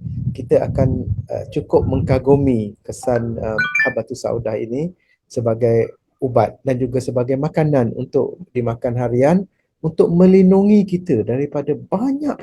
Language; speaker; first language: Malay; native; Malay